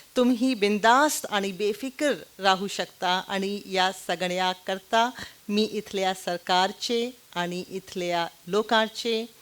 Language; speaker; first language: Marathi; non-native, local second language; Hindi